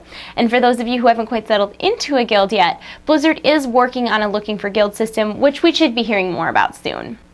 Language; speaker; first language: English; native; English